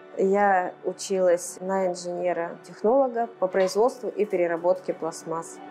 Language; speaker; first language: Russian; native; Russian